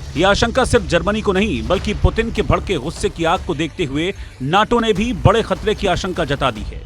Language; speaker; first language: Hindi; native; Hindi